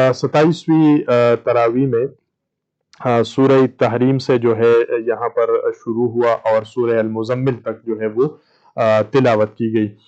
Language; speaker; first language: Urdu; native; Urdu